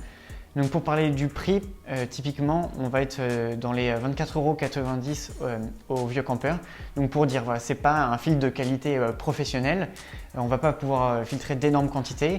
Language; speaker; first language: French; native; French